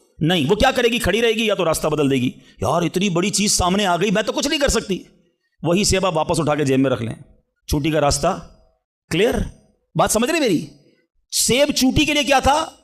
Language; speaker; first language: Urdu; native; Urdu